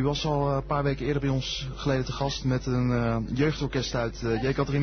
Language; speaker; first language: Dutch; native; Dutch